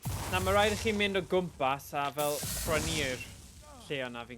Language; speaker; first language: Welsh; native; Welsh